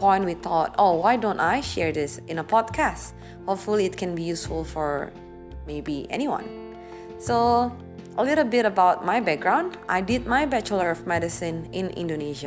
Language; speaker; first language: English; non-native, fluent; Indonesian